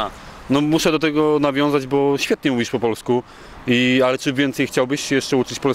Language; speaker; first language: Polish; native; Polish